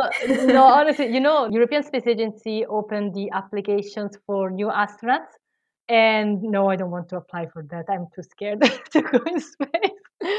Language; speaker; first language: English; non-native, fluent; Italian